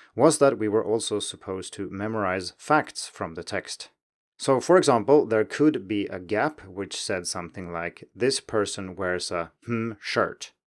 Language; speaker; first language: English; non-native, fluent; Swedish